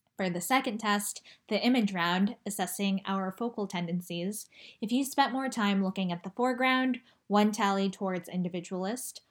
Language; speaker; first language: English; early bilingual, other home language; Chinese